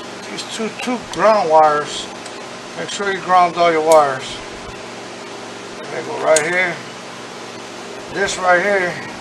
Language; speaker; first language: English; non-native, fluent; Spanish